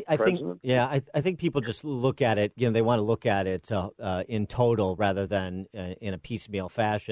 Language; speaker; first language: English; native; English